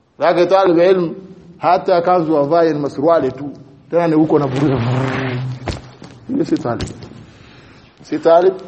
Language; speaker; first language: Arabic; non-native, fluent; Swahili